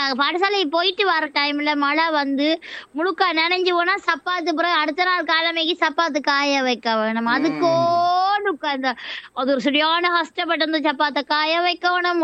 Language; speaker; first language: Tamil; native; Tamil